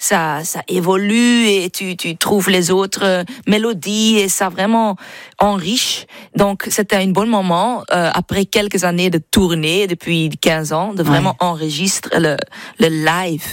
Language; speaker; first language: French; non-native, local second language; Dutch